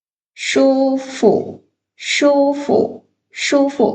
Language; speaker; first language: Chinese; non-native, fluent; Lao